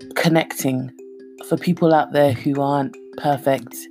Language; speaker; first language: English; native; English